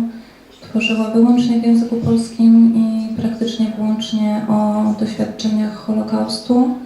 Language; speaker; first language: Polish; native; Polish